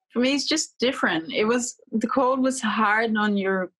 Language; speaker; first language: English; non-native, fluent; Portuguese